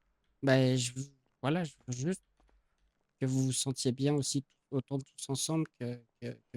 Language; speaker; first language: French; native; French